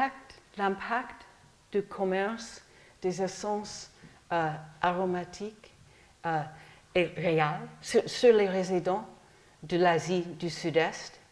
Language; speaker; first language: French; non-native, fluent; English